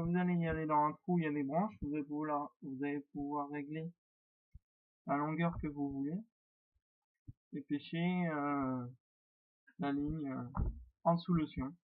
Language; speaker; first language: French; native; French